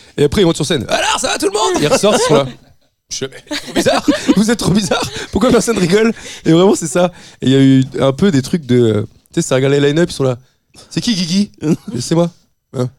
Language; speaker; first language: French; native; French